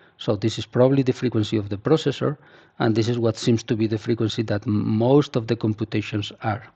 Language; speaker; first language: English; non-native, fluent; Spanish